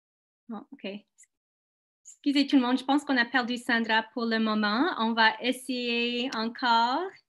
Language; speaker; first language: French; non-native, local second language; English